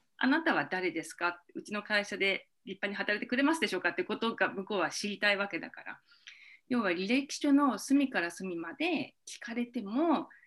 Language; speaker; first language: Japanese; native; Japanese